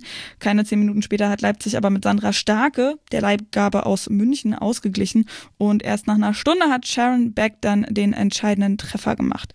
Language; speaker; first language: German; native; German